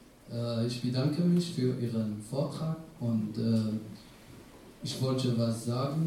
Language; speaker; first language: German; non-native, fluent; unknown